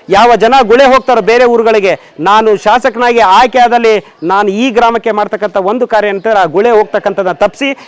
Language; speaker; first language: Kannada; non-native, local second language; Lambadi